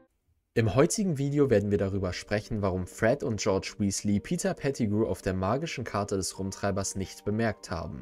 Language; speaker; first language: German; native; German